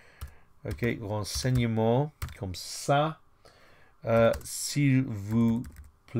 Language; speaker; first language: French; non-native, fluent; English